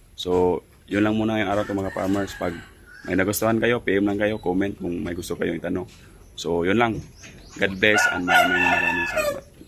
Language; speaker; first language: Filipino; non-native, local second language; Cebuano